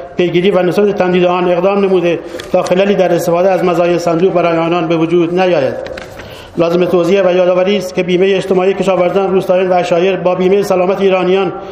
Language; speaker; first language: Persian; non-native, local second language; Baluchi